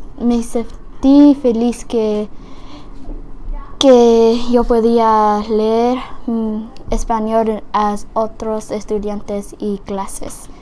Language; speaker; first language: Spanish; non-native, learner; English